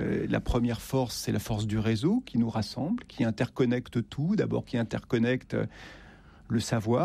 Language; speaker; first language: French; native; French